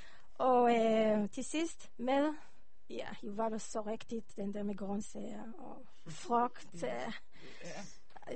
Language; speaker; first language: Danish; non-native, learner; Hebrew